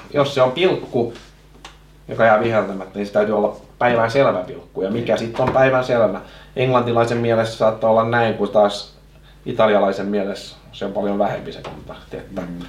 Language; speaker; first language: Finnish; non-native, local second language; Swedish